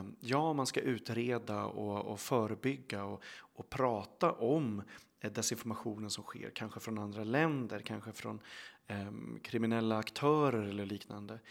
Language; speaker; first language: Swedish; native; Swedish